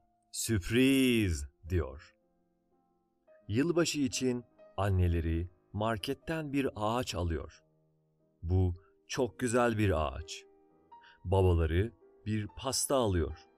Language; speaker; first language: Turkish; non-native, fluent; Persian